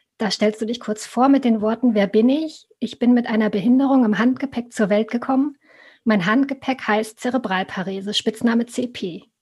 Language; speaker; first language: German; native; German